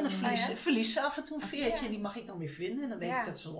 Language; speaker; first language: Dutch; native; Dutch